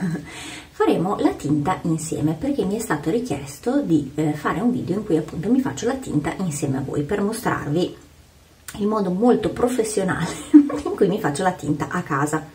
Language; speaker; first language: Italian; native; Italian